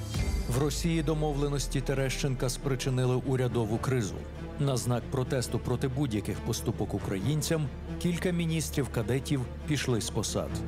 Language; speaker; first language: Ukrainian; native; Ukrainian